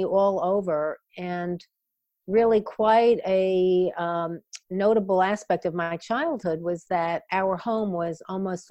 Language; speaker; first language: English; native; English